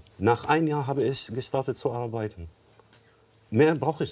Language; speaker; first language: German; non-native, learner; Arabic